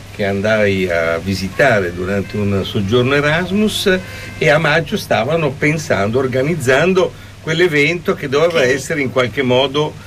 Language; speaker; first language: Italian; native; Italian